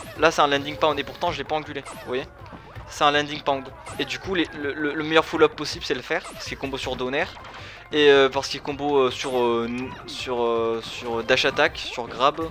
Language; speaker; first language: French; native; French